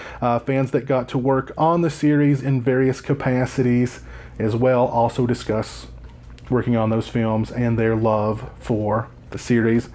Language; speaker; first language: English; native; English